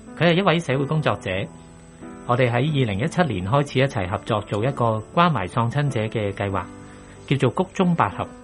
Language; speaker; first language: Chinese; non-native, local second language; Cantonese